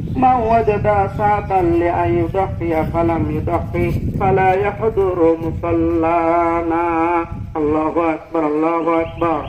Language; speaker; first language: Arabic; non-native, fluent; Bangla